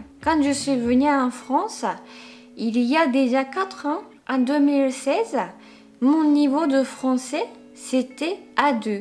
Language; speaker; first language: French; non-native, fluent; Japanese